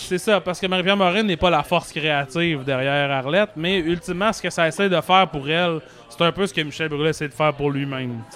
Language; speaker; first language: French; native; French